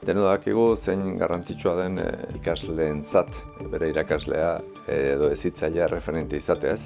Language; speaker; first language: Basque; native; Basque